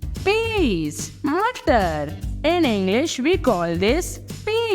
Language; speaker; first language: English; non-native, local second language; Hindi